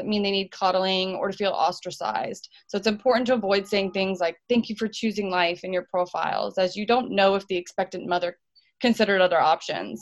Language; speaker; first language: English; native; English